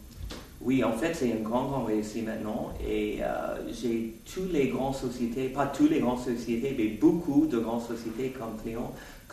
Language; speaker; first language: French; non-native, fluent; English